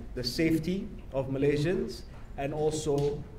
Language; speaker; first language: English; non-native, local second language; Malay